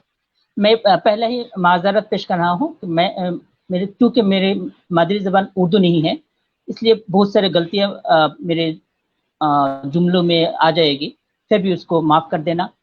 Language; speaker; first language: Hindi; non-native, fluent; Bangla